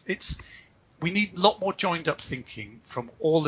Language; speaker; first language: English; native; English